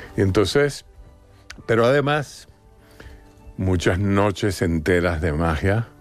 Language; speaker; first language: Spanish; native; Spanish